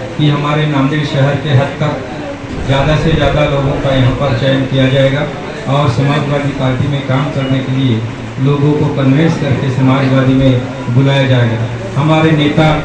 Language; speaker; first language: Hindi; non-native, local second language; Marathi